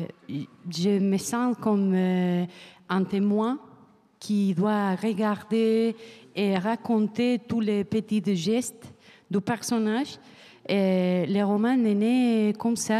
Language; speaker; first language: French; non-native, learner; Spanish